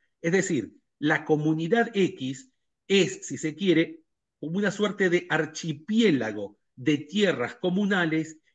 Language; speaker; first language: Spanish; native; Spanish